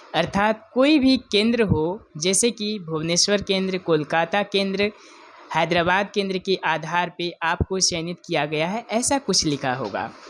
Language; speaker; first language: Hindi; non-native, local second language; Odia